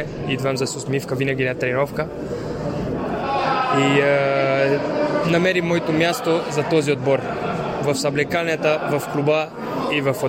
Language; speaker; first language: Bulgarian; non-native, fluent; Romanian